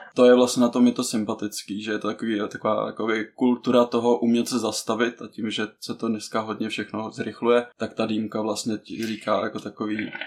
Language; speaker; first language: Czech; non-native, fluent; Ukrainian